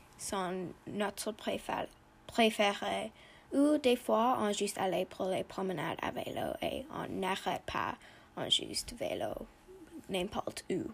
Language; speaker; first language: French; non-native, learner; English